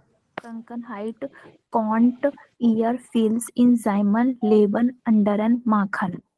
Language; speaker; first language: German; non-native, learner; Hindi